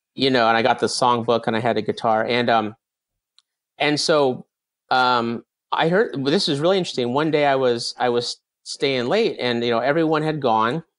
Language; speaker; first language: English; native; English